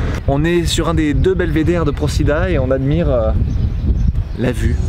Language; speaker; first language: French; native; French